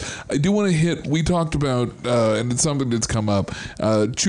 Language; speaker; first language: English; native; English